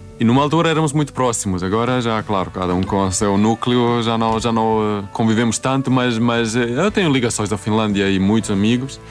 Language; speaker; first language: Portuguese; non-native, fluent; Swedish